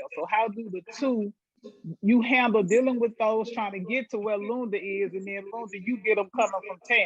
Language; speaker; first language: English; native; English